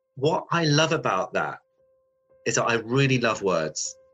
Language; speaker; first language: English; native; English